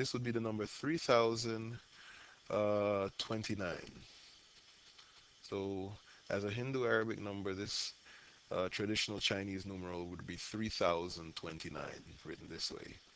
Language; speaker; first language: English; native; English